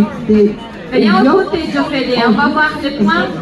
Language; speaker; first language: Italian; non-native, fluent; Spanish